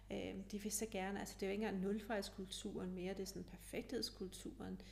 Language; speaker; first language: Danish; early bilingual, other home language; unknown